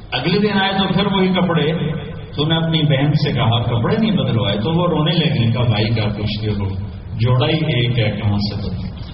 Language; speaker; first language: Urdu; non-native, local second language; Punjabi